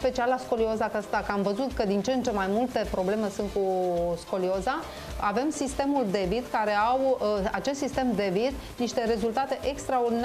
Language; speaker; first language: Romanian; native; Romanian